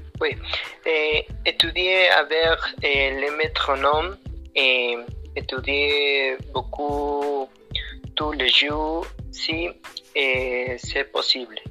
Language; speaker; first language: French; non-native, learner; Spanish